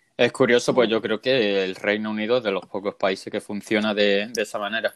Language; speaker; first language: Spanish; native; Spanish